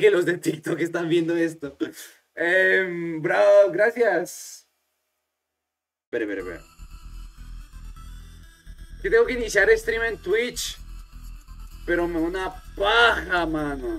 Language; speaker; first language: Spanish; native; Spanish